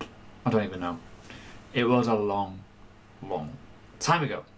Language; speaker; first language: English; native; English